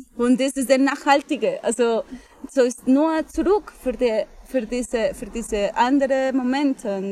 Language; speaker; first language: German; non-native, learner; Spanish